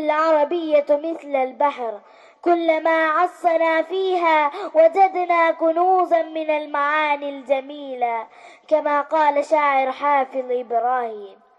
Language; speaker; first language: Arabic; non-native, learner; Malayalam